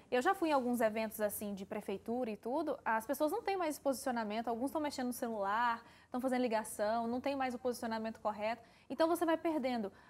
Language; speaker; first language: Portuguese; native; Portuguese